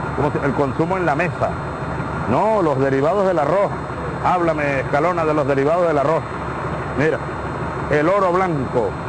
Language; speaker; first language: Spanish; native; Spanish